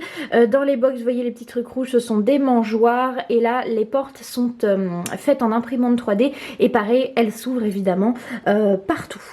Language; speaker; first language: French; native; French